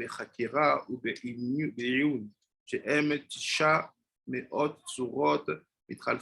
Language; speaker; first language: Hebrew; non-native, fluent; French